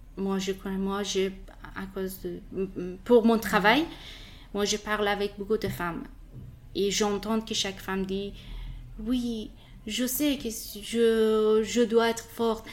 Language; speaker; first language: French; non-native, learner; Persian